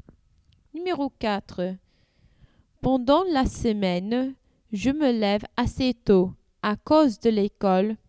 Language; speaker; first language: French; non-native, learner; English